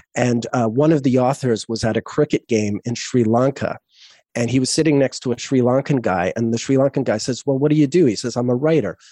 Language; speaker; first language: English; native; English